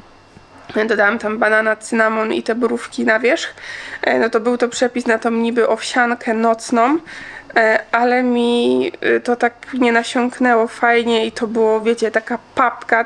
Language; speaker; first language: Polish; native; Polish